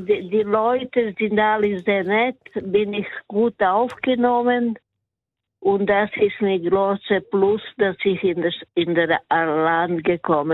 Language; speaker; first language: German; non-native, learner; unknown